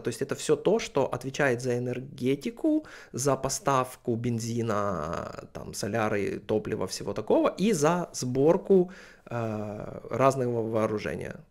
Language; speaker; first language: Russian; native; Russian